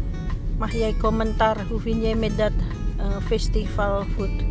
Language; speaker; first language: Dutch; non-native, learner; Indonesian